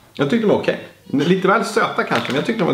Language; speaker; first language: Swedish; native; Swedish